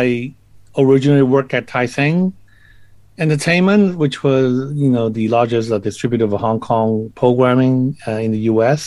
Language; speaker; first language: English; non-native, local second language; Cantonese